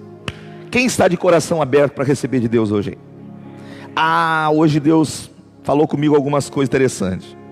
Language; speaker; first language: Portuguese; native; Portuguese